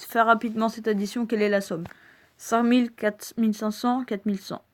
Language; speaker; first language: French; native; French